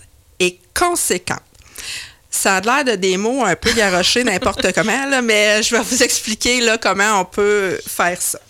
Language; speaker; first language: French; native; French